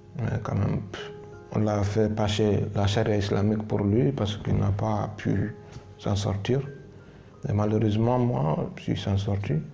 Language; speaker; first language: French; non-native, local second language; Fula